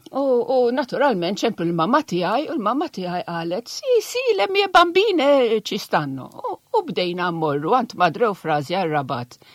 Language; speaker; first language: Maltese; non-native, local second language; Italian